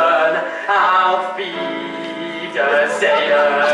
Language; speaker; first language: German; non-native, learner; English